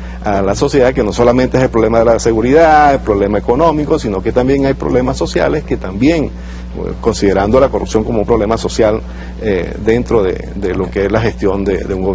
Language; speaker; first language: Spanish; native; Spanish